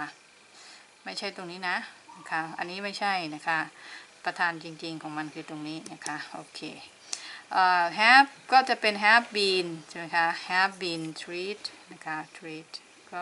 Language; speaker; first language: Thai; native; Thai